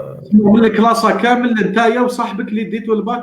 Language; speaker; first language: Arabic; native; Arabic